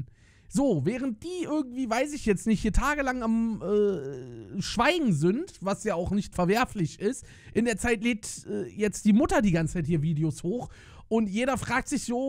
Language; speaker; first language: German; native; German